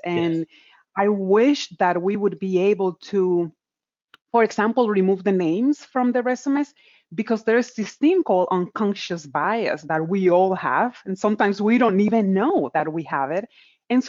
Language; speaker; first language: English; non-native, fluent; Spanish